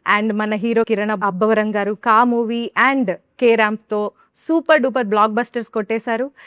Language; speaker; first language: Telugu; native; Telugu